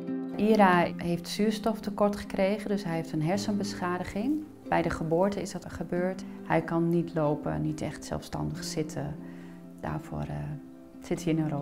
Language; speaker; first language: Dutch; native; Dutch